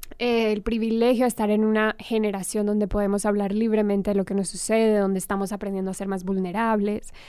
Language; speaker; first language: Spanish; native; Spanish